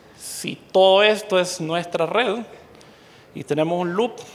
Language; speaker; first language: Spanish; native; Spanish